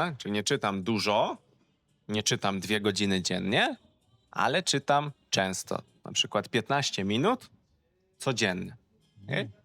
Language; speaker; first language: Polish; native; Polish